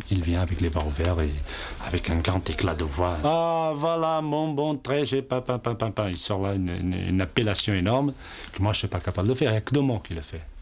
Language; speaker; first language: French; non-native, fluent; Portuguese